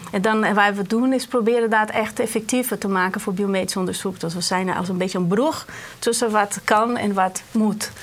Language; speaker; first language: Dutch; non-native, fluent; Portuguese